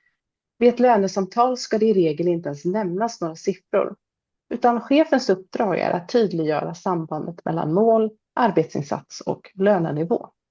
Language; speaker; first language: Swedish; native; Swedish